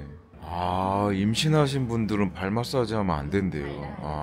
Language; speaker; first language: Korean; native; Korean